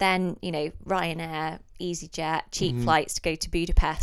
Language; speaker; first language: English; native; English